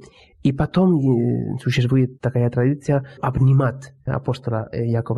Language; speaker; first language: Russian; non-native, fluent; Spanish